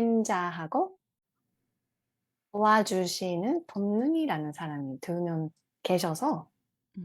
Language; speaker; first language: Korean; non-native, fluent; Japanese